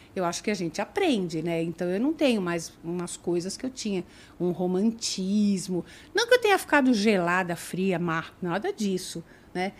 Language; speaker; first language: Portuguese; native; Portuguese